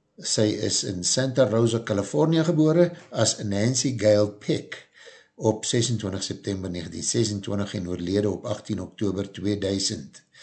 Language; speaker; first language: Afrikaans; native; Afrikaans